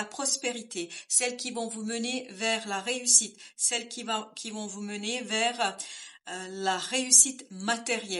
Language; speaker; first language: French; native; French